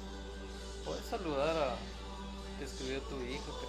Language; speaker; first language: Spanish; native; Spanish